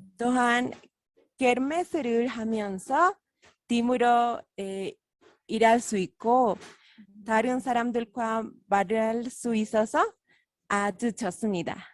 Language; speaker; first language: Korean; non-native, fluent; Spanish